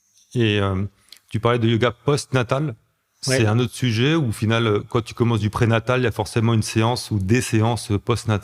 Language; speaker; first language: French; native; French